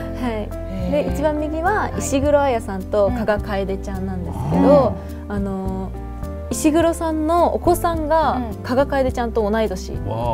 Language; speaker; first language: Japanese; native; Japanese